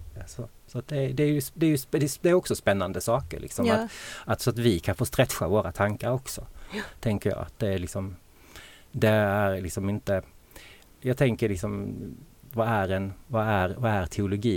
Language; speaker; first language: Swedish; native; Swedish